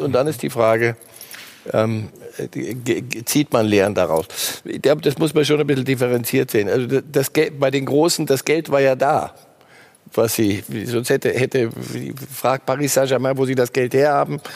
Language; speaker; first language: German; native; German